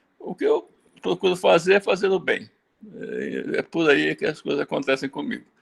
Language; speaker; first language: Portuguese; early bilingual, other home language; German